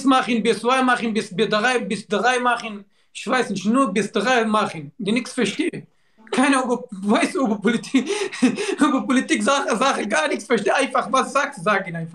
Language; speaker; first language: German; non-native, learner; Arabic